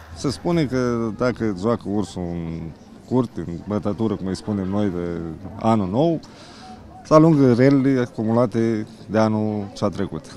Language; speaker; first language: Romanian; native; Romanian